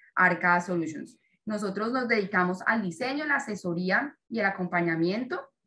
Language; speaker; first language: Spanish; native; Spanish